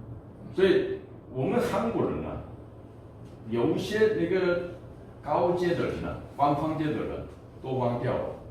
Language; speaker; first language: Chinese; non-native, fluent; Korean